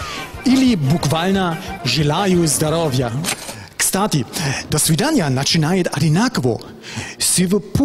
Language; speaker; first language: Russian; non-native, fluent; German